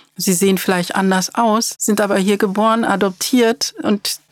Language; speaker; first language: German; early bilingual, other home language; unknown